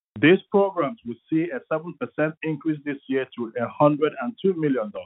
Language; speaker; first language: English; non-native, local second language; Igbo